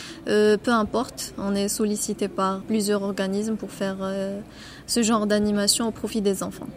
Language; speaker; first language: French; non-native, local second language; Arabic